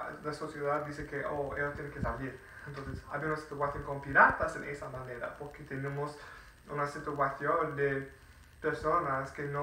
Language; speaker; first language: Spanish; non-native, fluent; English